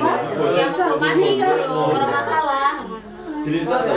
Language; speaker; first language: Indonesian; native; Indonesian